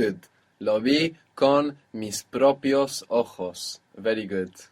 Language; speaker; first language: Spanish; non-native, fluent; English